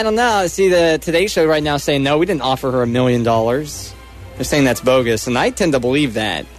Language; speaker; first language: English; native; English